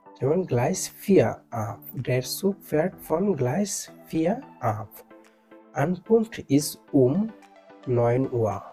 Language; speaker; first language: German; non-native, fluent; Bangla